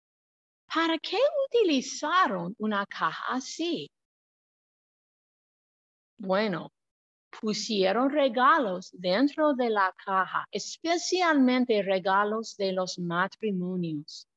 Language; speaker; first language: Spanish; non-native, fluent; English